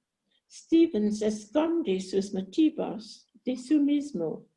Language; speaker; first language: Spanish; non-native, learner; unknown